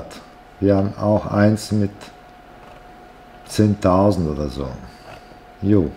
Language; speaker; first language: German; non-native, fluent; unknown